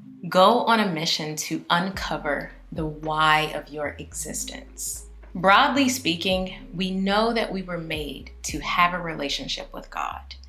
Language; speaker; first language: English; native; English